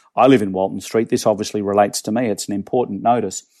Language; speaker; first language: English; native; English